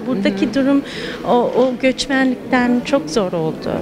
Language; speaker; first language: Turkish; non-native, fluent; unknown